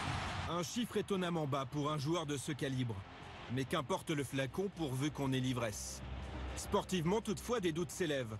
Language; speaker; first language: French; native; French